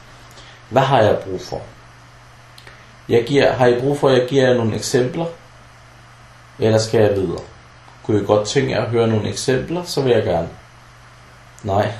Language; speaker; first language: Danish; early bilingual, other home language; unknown